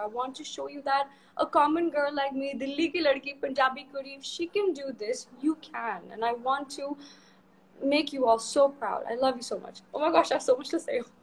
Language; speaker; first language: English; non-native, local second language; Hindi